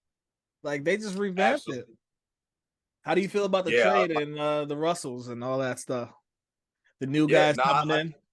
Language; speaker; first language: English; native; English